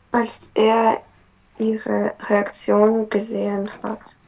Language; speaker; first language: German; non-native, learner; Ukrainian